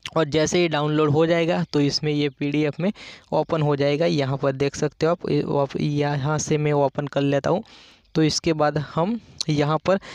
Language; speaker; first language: Hindi; non-native, local second language; Gujarati